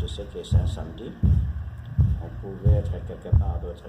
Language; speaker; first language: French; non-native, local second language; Lingala